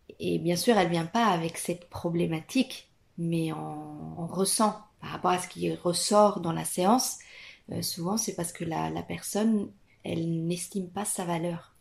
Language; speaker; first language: French; non-native, fluent; Italian